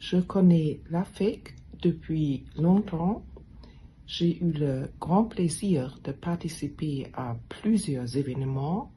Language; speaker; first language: French; non-native, fluent; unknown